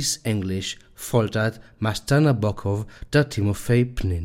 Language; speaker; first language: German; non-native, fluent; Hebrew